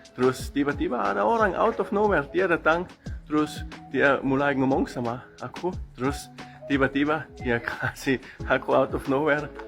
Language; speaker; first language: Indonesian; non-native, fluent; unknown